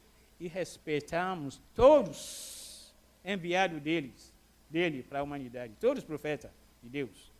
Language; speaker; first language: Portuguese; non-native, fluent; Arabic